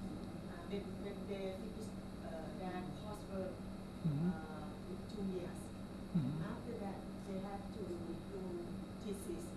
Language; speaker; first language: English; non-native, learner; Thai